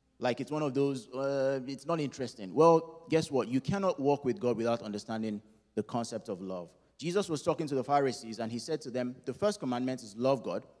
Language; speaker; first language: English; non-native, local second language; Yoruba